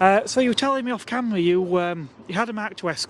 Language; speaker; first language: English; native; English